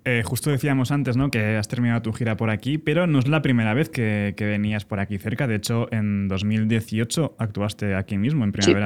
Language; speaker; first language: Spanish; native; Spanish